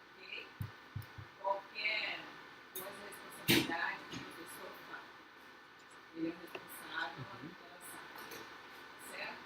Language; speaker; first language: Portuguese; native; Portuguese